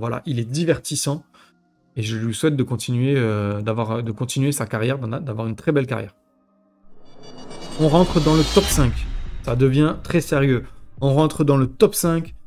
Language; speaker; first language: French; native; French